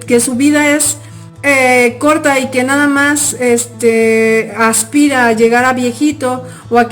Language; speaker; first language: Spanish; native; Spanish